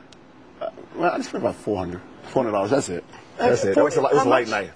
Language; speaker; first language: English; native; English